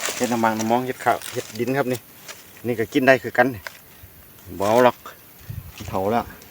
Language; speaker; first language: Thai; native; Thai